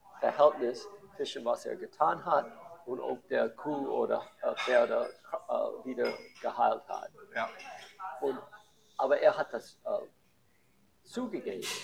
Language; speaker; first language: German; non-native, learner; English